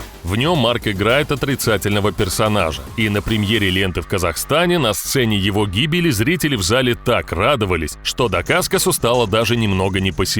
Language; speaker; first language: Russian; native; Russian